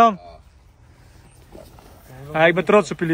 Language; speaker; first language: Dutch; native; Dutch